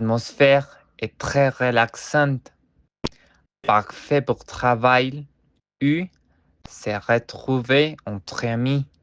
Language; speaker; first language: French; non-native, learner; Spanish